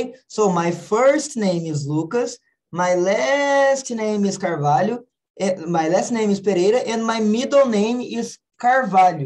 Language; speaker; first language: English; non-native, learner; Portuguese